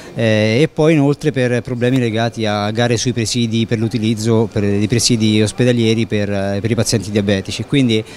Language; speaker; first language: Italian; native; Italian